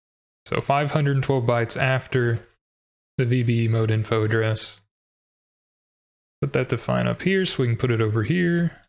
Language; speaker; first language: English; native; English